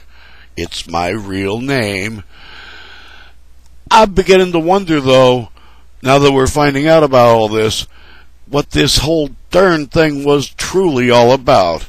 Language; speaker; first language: English; native; English